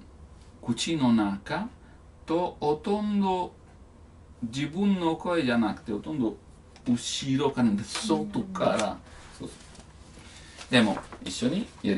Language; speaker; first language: Japanese; non-native, learner; Italian